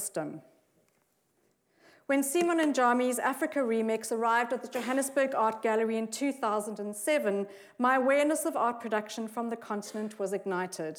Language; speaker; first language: English; native; English